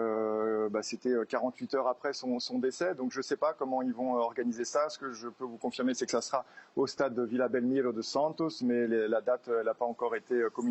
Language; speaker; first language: French; native; French